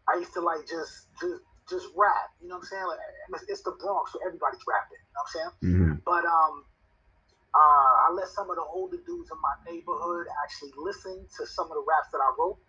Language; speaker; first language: English; native; English